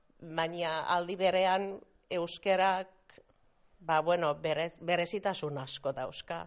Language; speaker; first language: Basque; non-native, fluent; Finnish